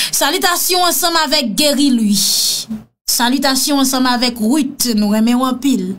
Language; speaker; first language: Haitian Creole; native; Haitian Creole